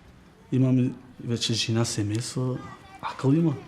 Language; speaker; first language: Bulgarian; non-native, local second language; Turkish